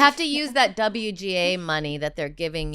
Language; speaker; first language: English; native; English